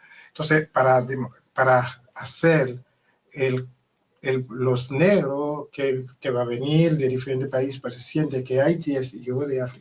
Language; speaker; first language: Spanish; non-native, fluent; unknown